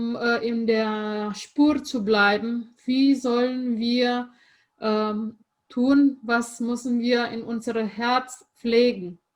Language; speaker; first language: German; non-native, fluent; Indonesian